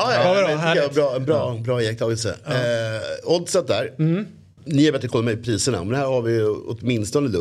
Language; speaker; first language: Swedish; native; Swedish